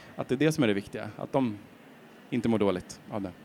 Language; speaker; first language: Swedish; native; Swedish